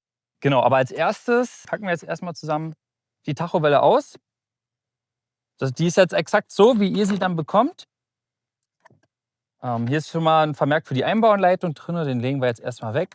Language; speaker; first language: German; native; German